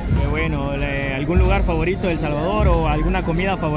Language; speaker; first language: Spanish; native; Spanish